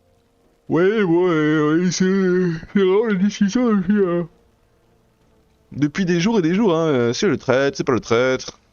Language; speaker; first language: French; native; French